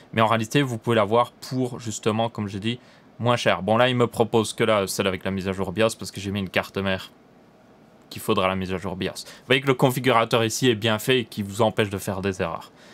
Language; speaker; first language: French; native; French